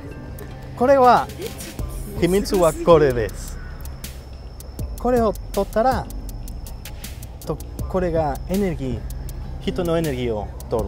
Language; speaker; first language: Japanese; non-native, learner; Spanish